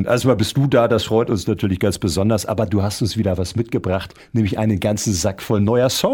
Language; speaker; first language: German; native; German